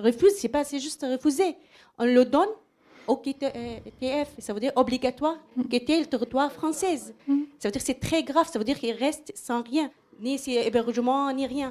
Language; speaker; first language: French; non-native, learner; Arabic